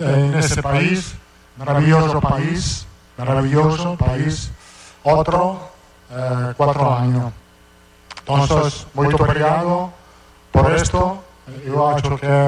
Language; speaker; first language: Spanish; non-native, fluent; Italian